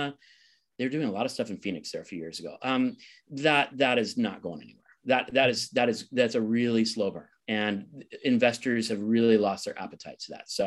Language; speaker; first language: English; native; English